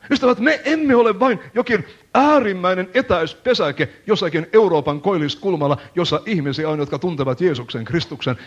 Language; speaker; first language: Finnish; native; Finnish